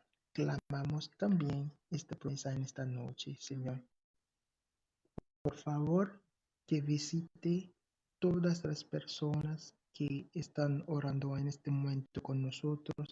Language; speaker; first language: Spanish; non-native, fluent; English